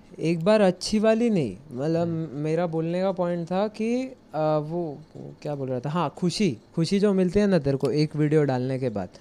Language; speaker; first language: Hindi; non-native, local second language; Marathi